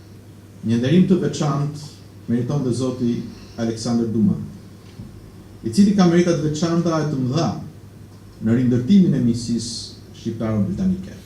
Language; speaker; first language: Albanian; native; Albanian